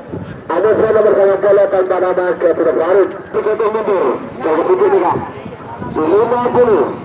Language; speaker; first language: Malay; non-native, local second language; Madurese